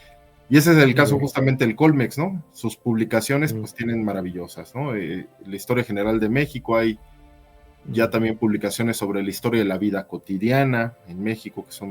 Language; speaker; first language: Spanish; native; Spanish